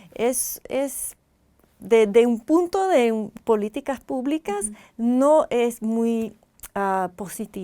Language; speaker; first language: Spanish; non-native, fluent; French